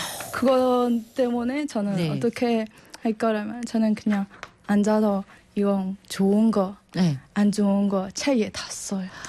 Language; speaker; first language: Korean; non-native, learner; Burmese